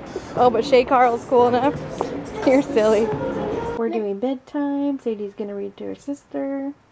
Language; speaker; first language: English; native; English